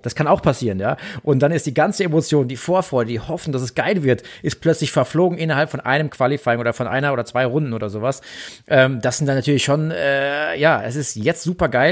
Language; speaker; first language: German; native; German